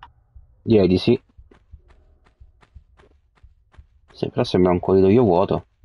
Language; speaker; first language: Italian; native; Italian